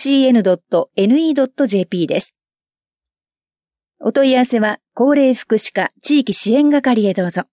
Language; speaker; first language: Japanese; native; Japanese